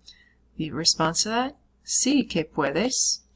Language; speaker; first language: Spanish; non-native, fluent; English